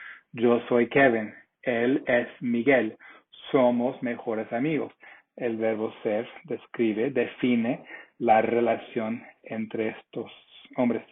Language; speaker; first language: Spanish; non-native, fluent; English